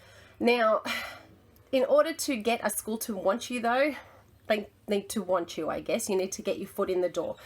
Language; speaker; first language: English; native; English